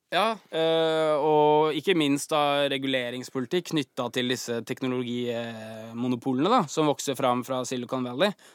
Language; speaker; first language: Norwegian; native; Norwegian